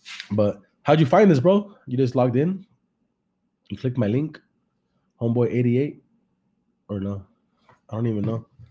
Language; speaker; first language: English; early bilingual, other home language; Spanish